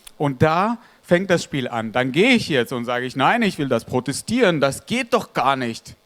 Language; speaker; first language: German; non-native, fluent; Arabic